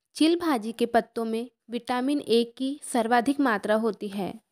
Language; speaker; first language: Hindi; non-native, local second language; Marathi